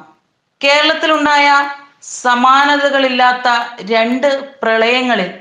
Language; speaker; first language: Malayalam; native; Malayalam